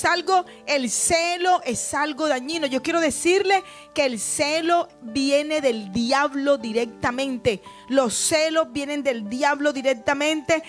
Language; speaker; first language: Spanish; native; Spanish